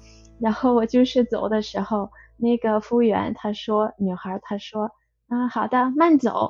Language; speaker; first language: Chinese; non-native, fluent; Russian